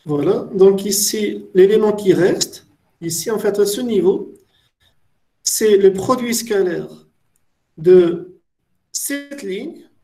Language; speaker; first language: French; non-native, local second language; Arabic